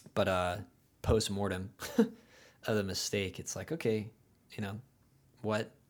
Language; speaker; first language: English; native; English